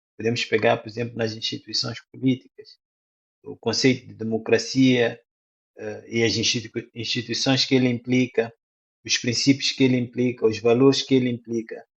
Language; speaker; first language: Portuguese; non-native, local second language; Tsonga